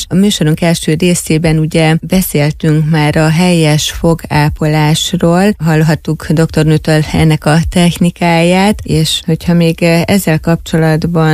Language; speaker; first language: Hungarian; native; Hungarian